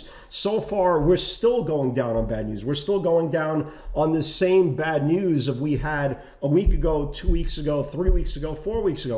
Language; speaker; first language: English; native; English